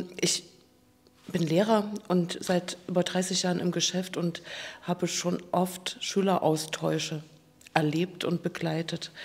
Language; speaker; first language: German; native; German